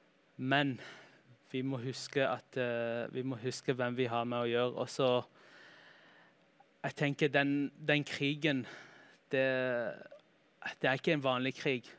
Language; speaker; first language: Norwegian; early bilingual, heritage; Norwegian